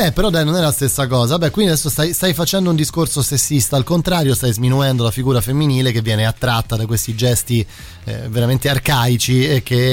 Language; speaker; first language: Italian; native; Italian